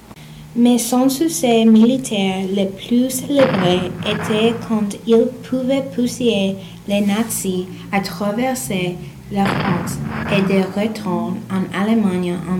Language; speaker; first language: French; non-native, learner; English